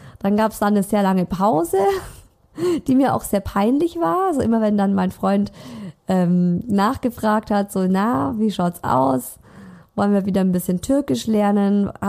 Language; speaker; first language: German; native; German